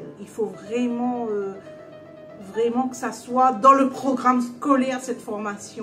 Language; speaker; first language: French; non-native, local second language; Réunion Creole French